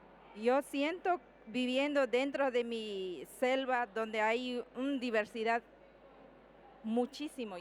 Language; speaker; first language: Spanish; non-native, local second language; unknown